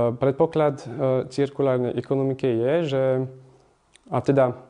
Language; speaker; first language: Slovak; non-native, fluent; French